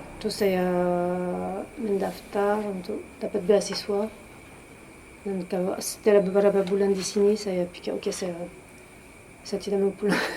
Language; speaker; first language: Indonesian; non-native, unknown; French